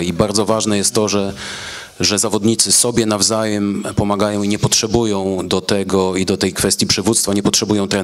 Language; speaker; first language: Polish; native; Polish